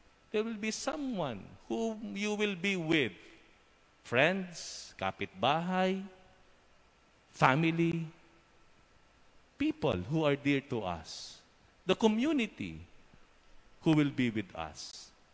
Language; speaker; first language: English; non-native, local second language; Filipino